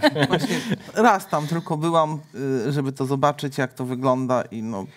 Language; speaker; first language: Polish; native; Polish